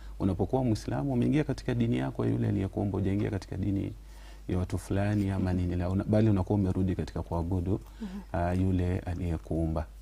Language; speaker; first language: Swahili; non-native, local second language; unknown